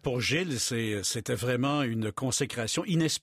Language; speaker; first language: French; native; French